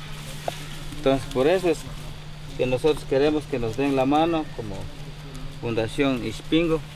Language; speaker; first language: Spanish; non-native, local second language; Quechua